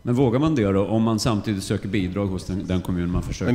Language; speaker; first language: Swedish; native; Swedish